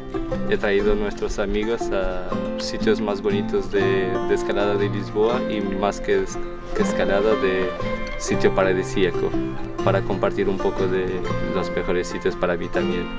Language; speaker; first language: Spanish; non-native, fluent; Portuguese